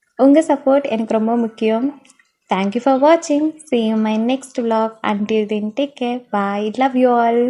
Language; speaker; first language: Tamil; non-native, local second language; Malayalam